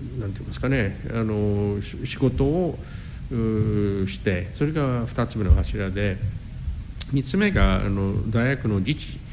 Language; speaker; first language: Japanese; non-native, fluent; English